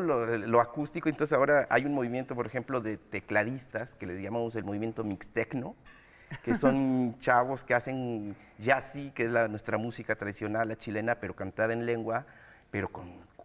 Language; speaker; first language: Spanish; native; Spanish